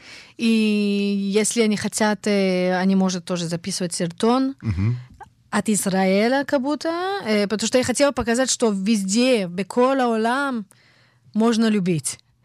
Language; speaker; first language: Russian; early bilingual, heritage; Russian